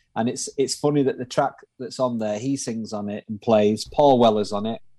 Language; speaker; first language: English; native; English